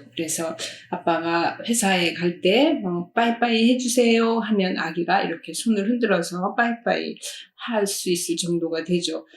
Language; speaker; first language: Korean; native; Korean